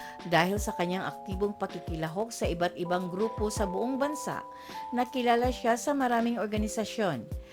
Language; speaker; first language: Filipino; native; Filipino